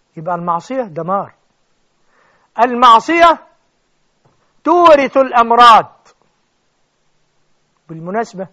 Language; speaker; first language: Arabic; native; Arabic